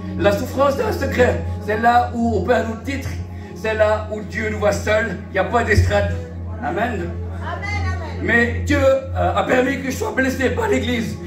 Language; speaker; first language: French; early bilingual, other home language; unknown